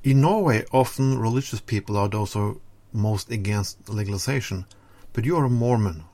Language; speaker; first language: English; non-native, fluent; Norwegian